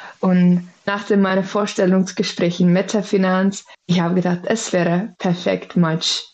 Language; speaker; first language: German; non-native, fluent; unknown